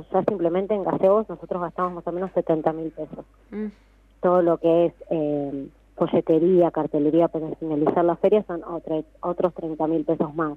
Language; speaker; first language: Spanish; native; Spanish